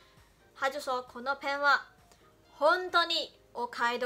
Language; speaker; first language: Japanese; non-native, fluent; Chinese